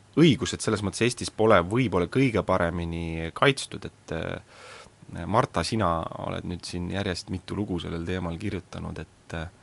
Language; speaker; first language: Estonian; native; Estonian